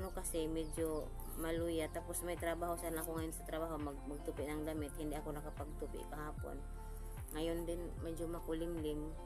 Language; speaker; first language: Filipino; non-native, local second language; Cebuano